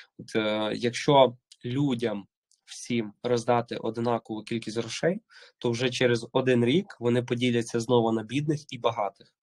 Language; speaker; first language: Ukrainian; native; Ukrainian